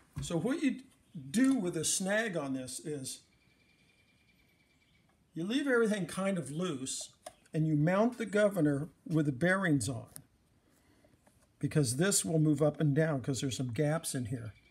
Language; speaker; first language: English; native; English